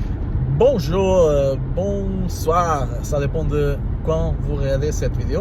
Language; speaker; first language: French; non-native, learner; Portuguese